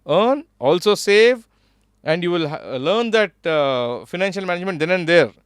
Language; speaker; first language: English; non-native, local second language; Kannada